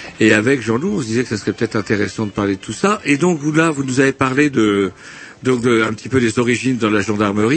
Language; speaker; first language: French; native; French